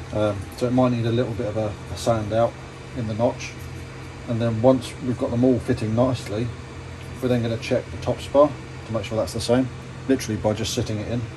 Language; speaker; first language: English; native; English